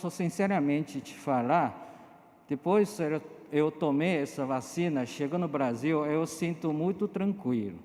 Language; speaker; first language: Portuguese; non-native, learner; Chinese